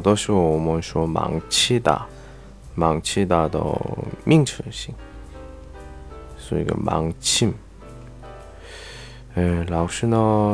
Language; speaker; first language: Chinese; non-native, learner; Korean